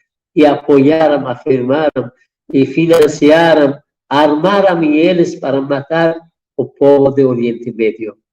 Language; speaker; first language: Portuguese; non-native, fluent; Persian